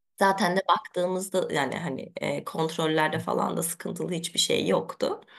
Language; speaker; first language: Turkish; early bilingual, heritage; Turkish